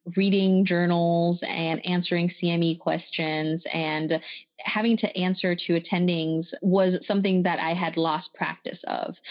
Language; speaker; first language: English; early bilingual, other home language; French